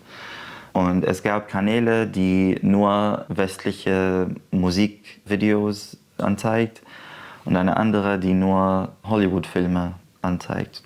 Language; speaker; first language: German; non-native, fluent; Arabic